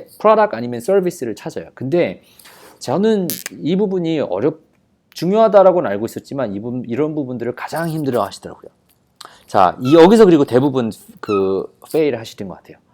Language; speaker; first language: Korean; early bilingual, heritage; Korean